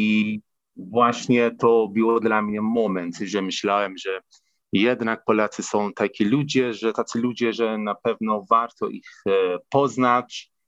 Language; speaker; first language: Polish; non-native, fluent; Persian